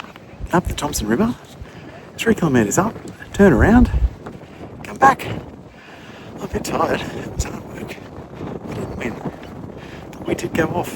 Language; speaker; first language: English; native; English